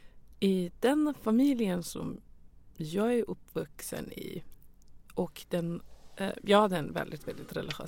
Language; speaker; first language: Swedish; non-native, fluent; Persian